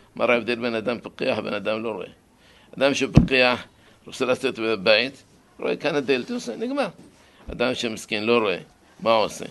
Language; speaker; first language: Hebrew; non-native, fluent; Arabic